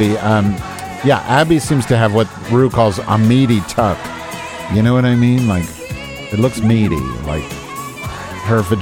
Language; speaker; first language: English; native; English